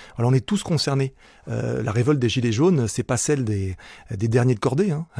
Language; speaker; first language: French; native; French